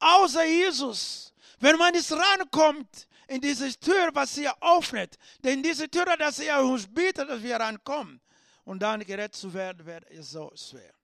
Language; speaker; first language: German; non-native, learner; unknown